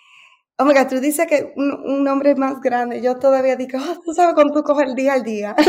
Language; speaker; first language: Spanish; early bilingual, heritage; Spanish